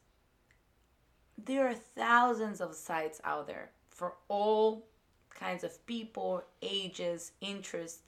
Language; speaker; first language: English; non-native, fluent; Spanish